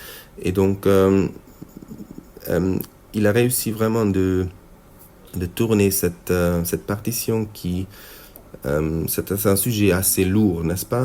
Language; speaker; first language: French; non-native, fluent; Hungarian